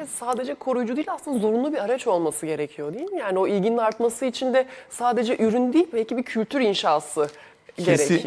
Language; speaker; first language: Turkish; native; Turkish